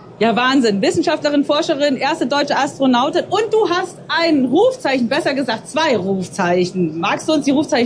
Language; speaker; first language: German; native; German